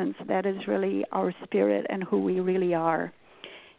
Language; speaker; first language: English; non-native, fluent; Romanian